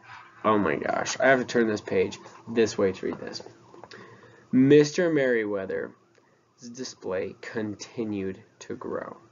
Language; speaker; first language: English; native; English